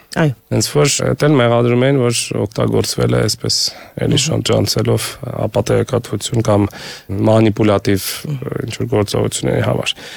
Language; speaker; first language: Armenian; native; Armenian